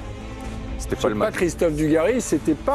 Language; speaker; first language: French; native; French